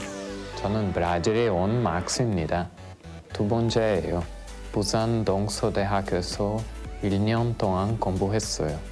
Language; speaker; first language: Korean; non-native, learner; Portuguese